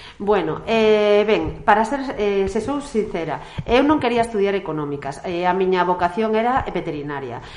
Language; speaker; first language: Galician; non-native, local second language; Spanish